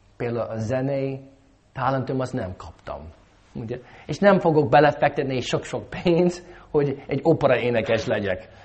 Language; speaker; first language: Hungarian; non-native, fluent; English